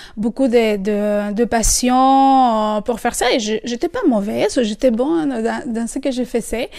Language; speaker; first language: French; non-native, fluent; Spanish